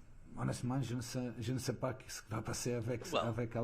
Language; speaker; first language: French; non-native, fluent; Portuguese